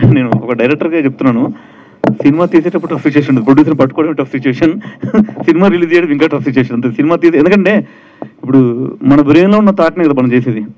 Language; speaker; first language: Telugu; native; Telugu